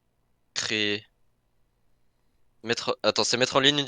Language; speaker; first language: French; native; French